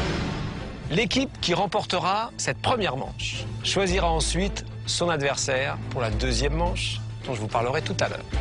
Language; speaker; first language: French; native; French